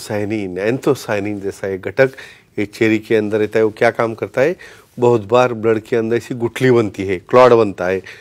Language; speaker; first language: Hindi; non-native, local second language; Marathi